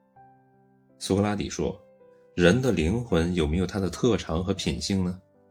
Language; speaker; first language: Chinese; native; Chinese